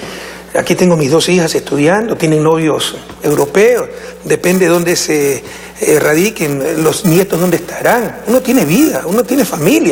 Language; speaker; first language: Spanish; native; Spanish